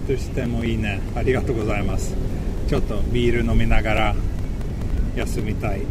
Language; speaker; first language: Japanese; non-native, fluent; Swedish